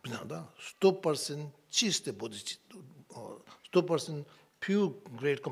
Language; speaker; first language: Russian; non-native, learner; Tibetan